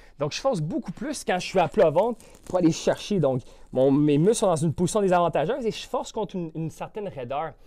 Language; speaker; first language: French; native; French